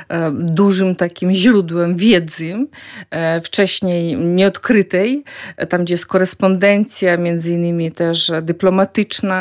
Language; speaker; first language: Polish; non-native, fluent; Ukrainian